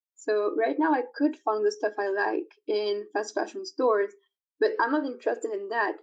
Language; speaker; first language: English; non-native, fluent; French